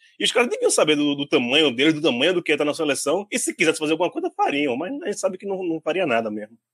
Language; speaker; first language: Portuguese; native; Portuguese